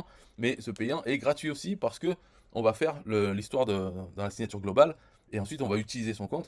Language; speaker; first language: French; native; French